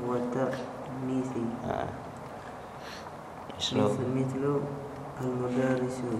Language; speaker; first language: Arabic; non-native, learner; Indonesian